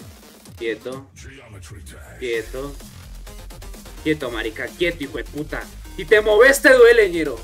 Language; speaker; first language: Spanish; native; Spanish